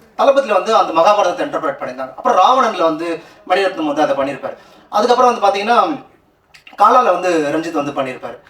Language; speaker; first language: Tamil; native; Tamil